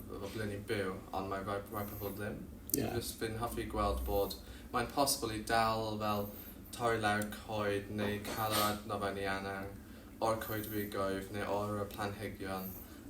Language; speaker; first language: Welsh; non-native, local second language; English